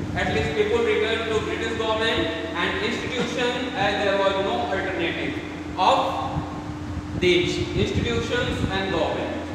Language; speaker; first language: English; non-native, local second language; Hindi